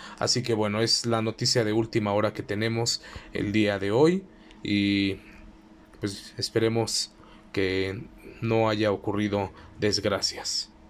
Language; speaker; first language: Spanish; native; Spanish